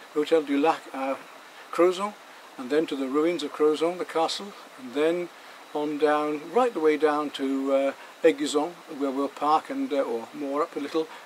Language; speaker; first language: English; native; English